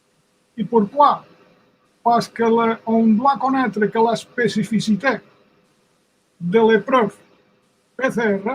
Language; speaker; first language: French; non-native, fluent; Spanish